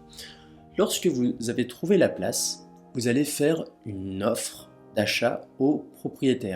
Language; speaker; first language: French; native; French